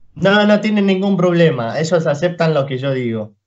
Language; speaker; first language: Spanish; non-native, fluent; Arabic